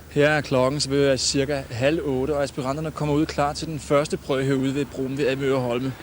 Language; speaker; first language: Danish; native; Danish